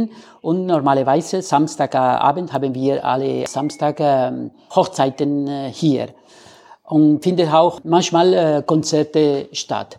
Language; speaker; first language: German; non-native, learner; Spanish